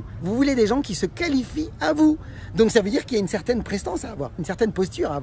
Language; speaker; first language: French; native; French